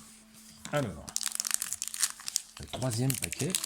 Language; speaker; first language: French; native; French